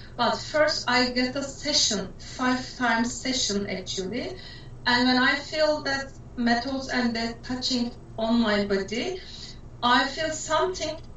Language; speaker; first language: English; non-native, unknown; Turkish